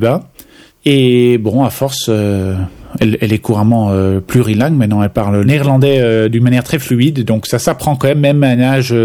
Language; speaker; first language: French; non-native, fluent; Dutch